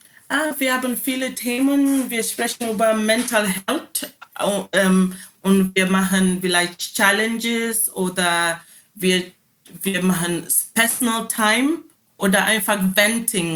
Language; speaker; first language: German; non-native, learner; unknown